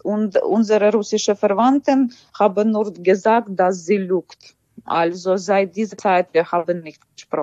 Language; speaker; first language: German; non-native, fluent; Ukrainian